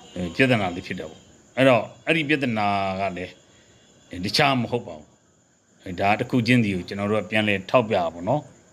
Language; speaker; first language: Burmese; native; Burmese